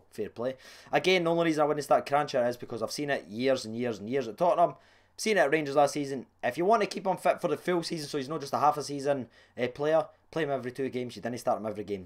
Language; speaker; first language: English; native; English